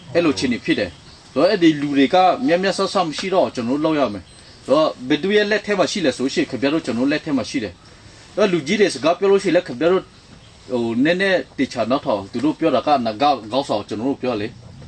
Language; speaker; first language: Burmese; non-native, local second language; Western Kayah